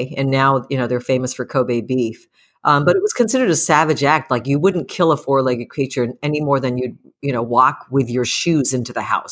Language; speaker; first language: English; early bilingual, other home language; Japanese